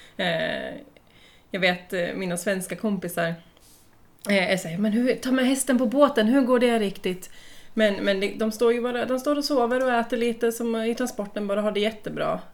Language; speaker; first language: Swedish; native; Swedish